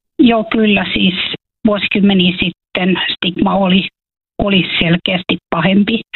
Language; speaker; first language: Finnish; native; Finnish